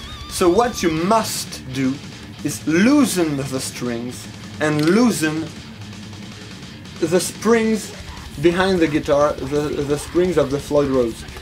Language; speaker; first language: English; non-native, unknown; French